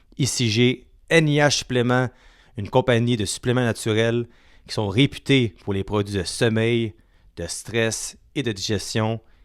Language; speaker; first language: French; native; French